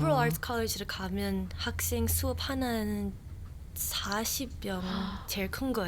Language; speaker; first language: Korean; early bilingual, heritage; Korean